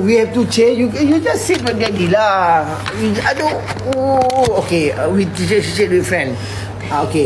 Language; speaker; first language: English; non-native, local second language; Malay